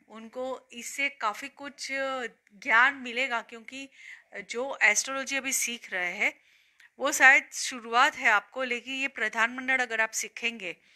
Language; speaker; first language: Hindi; non-native, local second language; Gujarati